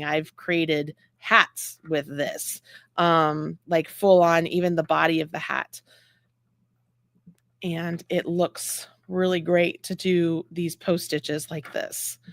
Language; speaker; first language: English; native; English